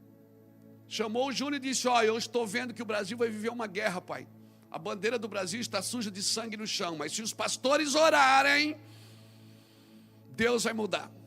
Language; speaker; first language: Portuguese; native; Portuguese